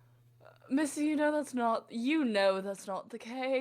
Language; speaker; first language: English; native; English